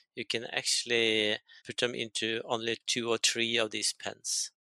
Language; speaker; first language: English; non-native, fluent; Norwegian